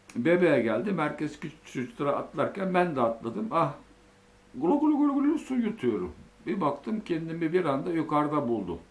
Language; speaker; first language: Turkish; early bilingual, other home language; Finnish